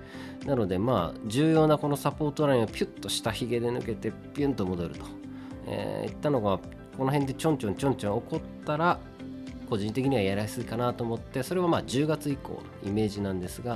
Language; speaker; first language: Japanese; native; Japanese